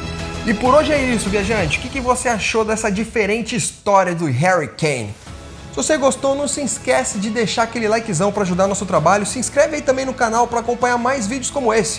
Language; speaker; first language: Portuguese; native; Portuguese